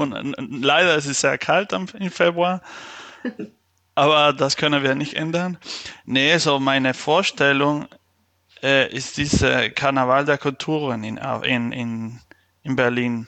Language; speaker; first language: German; non-native, fluent; Spanish